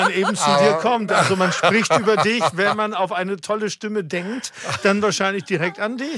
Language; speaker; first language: German; native; German